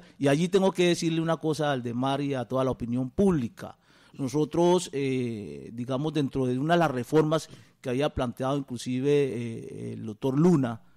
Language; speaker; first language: Spanish; native; Spanish